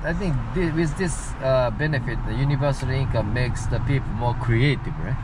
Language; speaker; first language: English; non-native, fluent; Japanese